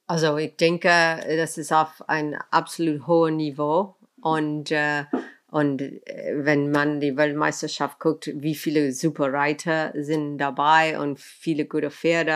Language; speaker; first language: German; non-native, fluent; English